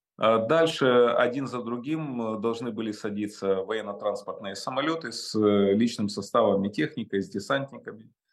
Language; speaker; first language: Russian; native; Russian